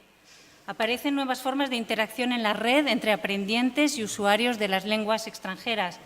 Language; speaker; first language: Spanish; native; Spanish